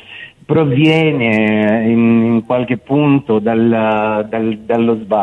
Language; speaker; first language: Italian; non-native, fluent; Russian